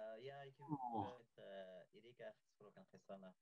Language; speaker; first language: Dutch; non-native, learner; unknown